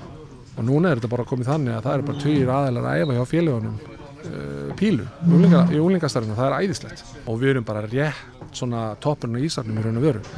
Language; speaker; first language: Icelandic; native; Icelandic